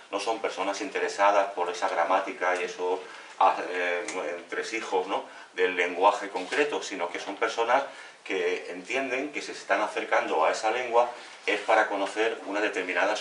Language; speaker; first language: Spanish; native; Spanish